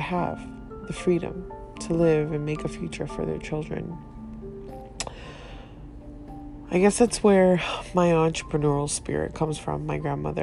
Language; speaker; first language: English; early bilingual, other home language; Haitian Creole